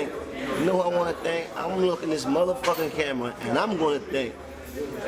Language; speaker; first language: English; native; English